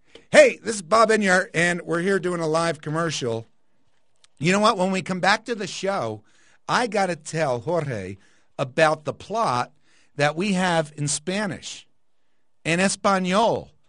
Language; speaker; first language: English; native; English